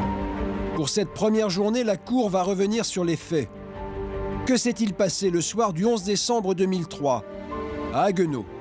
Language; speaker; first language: French; native; French